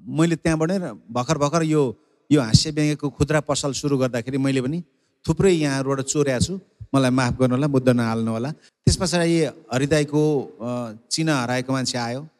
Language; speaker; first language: Nepali; native; Nepali